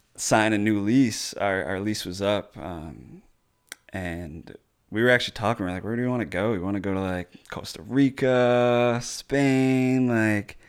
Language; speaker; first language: English; native; English